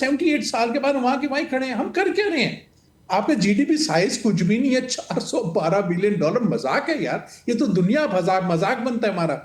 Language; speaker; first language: Urdu; non-native, local second language; Punjabi